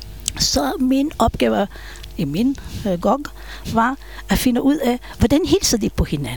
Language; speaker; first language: Danish; non-native, fluent; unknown